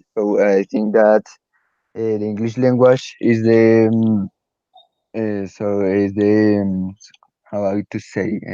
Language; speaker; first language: English; non-native, learner; Spanish